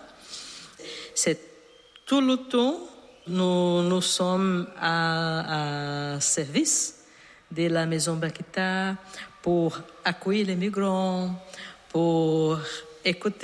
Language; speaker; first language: French; non-native, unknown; Portuguese